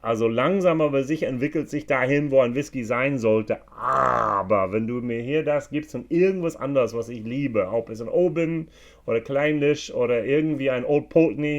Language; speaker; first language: German; non-native, fluent; English